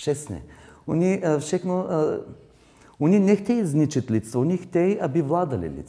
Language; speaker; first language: Czech; non-native, learner; Bulgarian